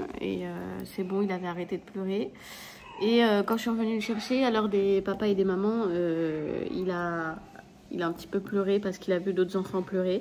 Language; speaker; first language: French; native; French